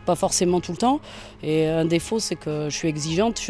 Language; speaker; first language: French; native; French